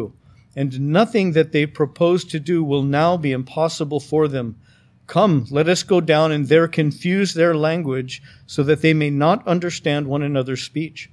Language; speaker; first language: English; native; English